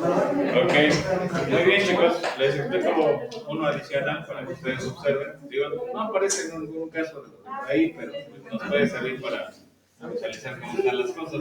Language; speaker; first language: Spanish; native; Spanish